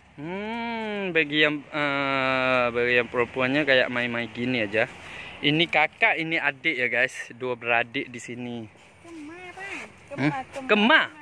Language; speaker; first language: Malay; native; Malay